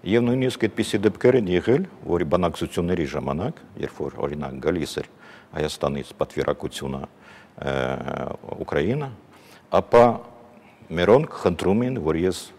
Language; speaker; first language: Armenian; non-native, fluent; Ukrainian